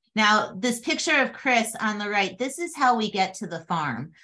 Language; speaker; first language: English; native; English